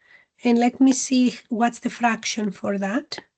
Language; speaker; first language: English; non-native, fluent; Greek